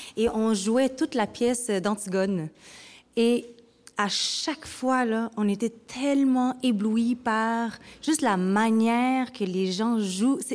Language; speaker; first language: French; early bilingual, other home language; Vietnamese